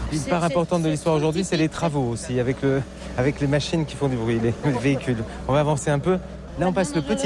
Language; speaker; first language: French; native; French